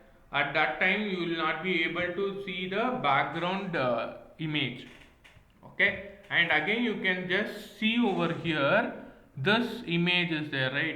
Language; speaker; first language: English; non-native, local second language; Kannada